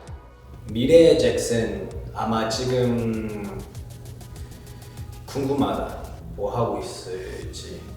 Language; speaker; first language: Korean; non-native, fluent; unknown